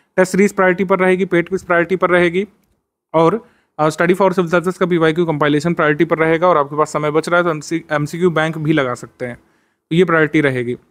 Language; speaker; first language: Hindi; native; Hindi